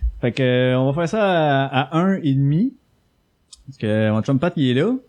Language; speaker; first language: French; native; French